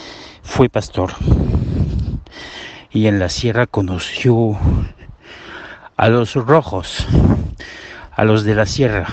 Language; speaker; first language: Spanish; early bilingual, heritage; Spanish